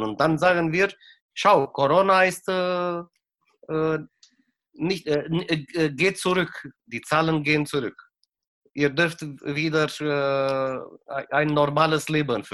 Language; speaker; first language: German; non-native, fluent; Romanian